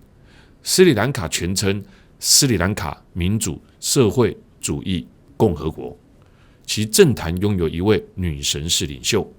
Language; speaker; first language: Chinese; native; Chinese